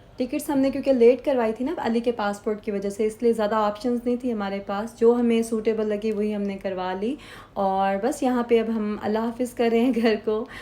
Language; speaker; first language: Urdu; native; Urdu